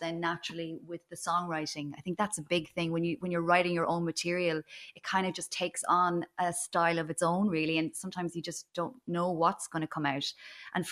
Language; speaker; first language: English; native; English